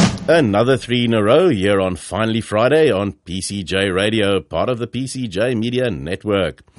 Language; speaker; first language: English; early bilingual, other home language; Afrikaans